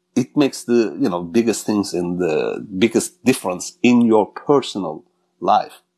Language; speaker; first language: English; non-native, fluent; Turkish